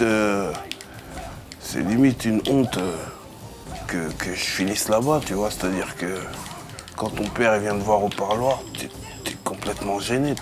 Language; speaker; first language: French; native; French